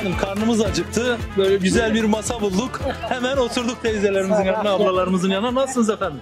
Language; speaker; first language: Turkish; native; Turkish